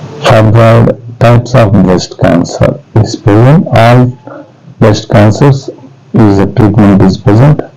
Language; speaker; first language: English; non-native, local second language; Telugu